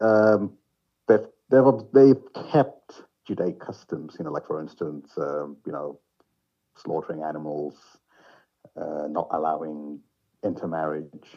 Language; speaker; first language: English; non-native, local second language; Shona